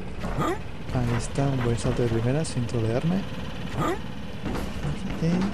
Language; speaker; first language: Spanish; native; Spanish